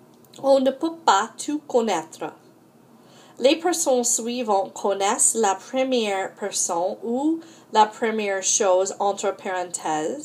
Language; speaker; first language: French; non-native, fluent; English